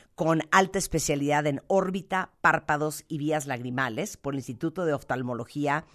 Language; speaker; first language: Spanish; native; Spanish